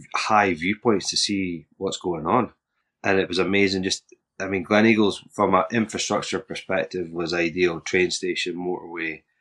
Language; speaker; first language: English; native; English